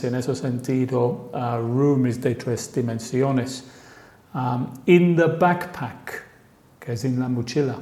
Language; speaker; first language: Spanish; non-native, fluent; English